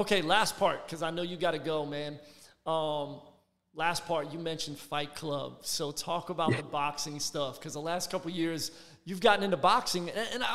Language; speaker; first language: English; native; English